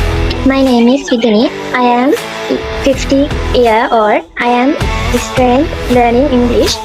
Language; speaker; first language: English; non-native, learner; Sinhala